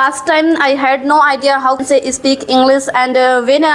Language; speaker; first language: English; non-native, learner; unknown